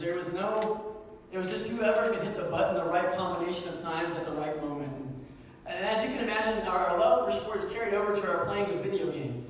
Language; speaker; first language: English; native; English